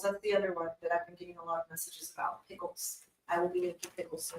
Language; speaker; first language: English; native; English